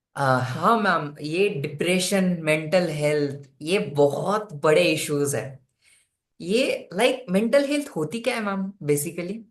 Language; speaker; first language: Hindi; non-native, local second language; Marathi